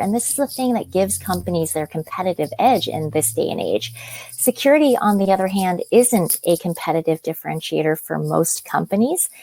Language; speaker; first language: English; native; English